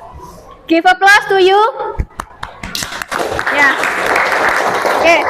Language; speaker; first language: English; non-native, learner; Indonesian